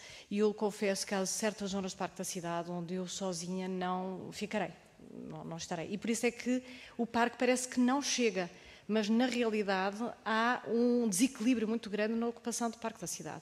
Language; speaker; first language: Portuguese; native; Portuguese